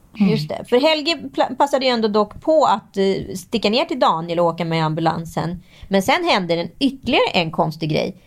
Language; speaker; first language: Swedish; native; Swedish